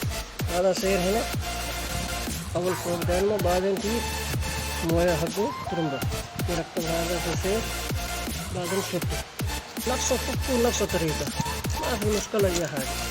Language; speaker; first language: Arabic; non-native, learner; Punjabi